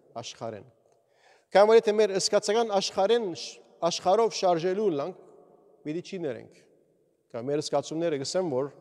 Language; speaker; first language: Armenian; early bilingual, heritage; Armenian